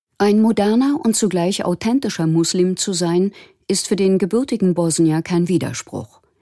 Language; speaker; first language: German; native; German